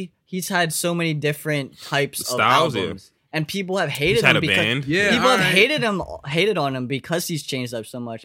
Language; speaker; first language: English; native; English